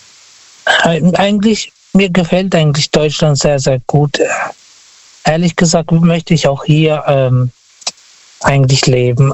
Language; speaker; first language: German; non-native, fluent; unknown